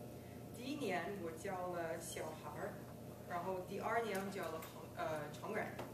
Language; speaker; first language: Chinese; non-native, fluent; English